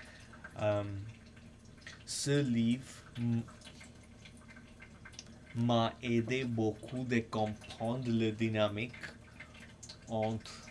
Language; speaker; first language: French; non-native, fluent; English